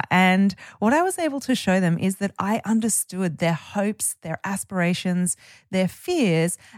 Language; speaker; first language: English; native; English